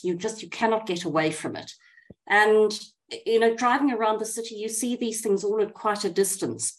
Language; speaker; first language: English; native; English